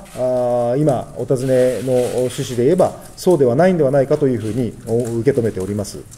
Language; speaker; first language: Japanese; native; Japanese